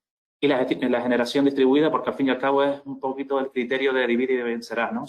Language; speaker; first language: Spanish; native; Spanish